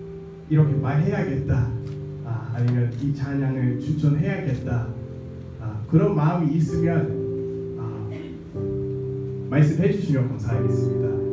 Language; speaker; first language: Korean; non-native, fluent; English